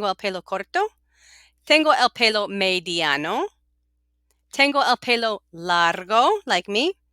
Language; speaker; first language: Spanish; non-native, fluent; English